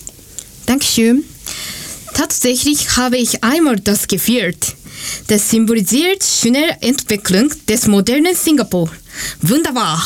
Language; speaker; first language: German; non-native, learner; Japanese